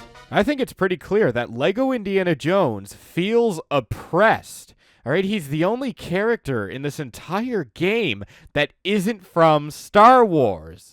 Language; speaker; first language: English; native; English